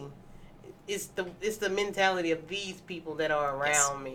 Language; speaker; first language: English; native; English